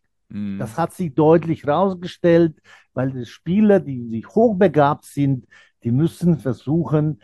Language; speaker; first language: German; non-native, fluent; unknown